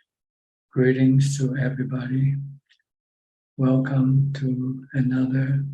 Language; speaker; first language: English; non-native, fluent; Thai